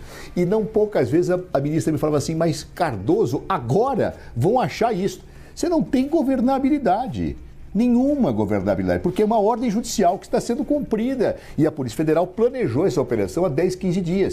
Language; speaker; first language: Portuguese; native; Portuguese